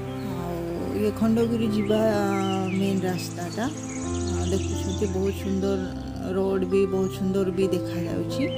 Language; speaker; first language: Hindi; non-native, local second language; Odia